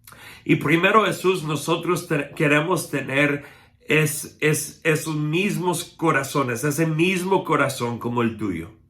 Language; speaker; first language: Spanish; non-native, fluent; English